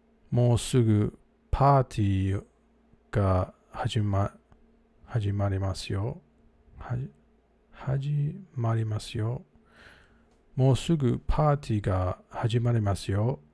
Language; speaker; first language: Japanese; non-native, learner; English